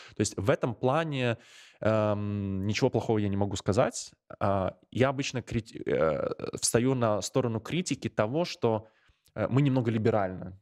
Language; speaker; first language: Russian; non-native, local second language; Latvian